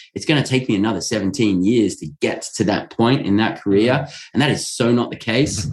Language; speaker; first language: English; native; English